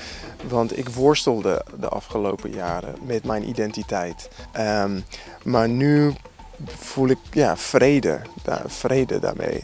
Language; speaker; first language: Dutch; non-native, fluent; English